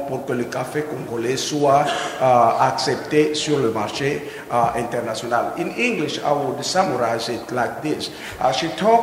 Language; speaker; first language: English; non-native, fluent; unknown